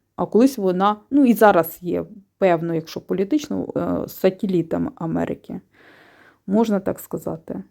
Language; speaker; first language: Ukrainian; non-native, local second language; Russian